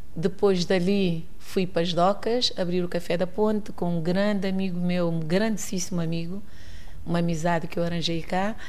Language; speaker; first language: Portuguese; non-native, local second language; Kabuverdianu